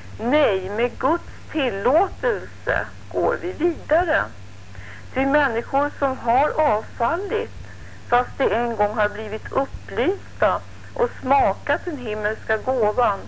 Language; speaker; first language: Swedish; native; Swedish